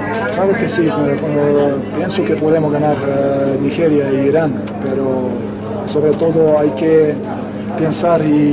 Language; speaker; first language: Spanish; non-native, fluent; Bosnian